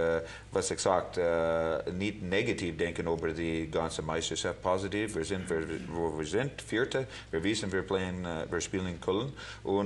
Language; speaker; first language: German; non-native, learner; English